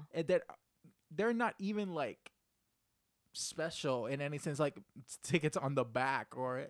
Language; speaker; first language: English; non-native, fluent; Spanish